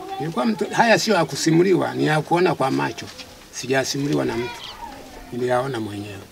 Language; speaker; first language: Swahili; non-native, local second language; Sukuma